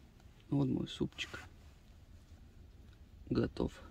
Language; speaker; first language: Russian; native; Russian